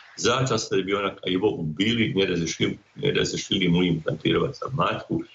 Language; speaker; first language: Russian; non-native, fluent; Croatian